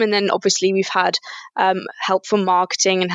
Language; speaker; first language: English; native; English